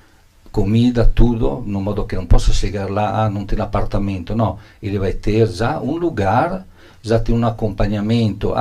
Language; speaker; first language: Portuguese; non-native, learner; Italian